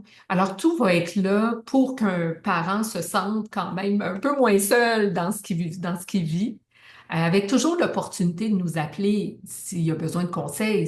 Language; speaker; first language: French; native; French